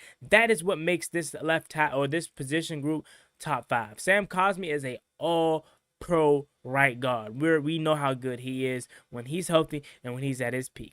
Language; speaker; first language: English; native; English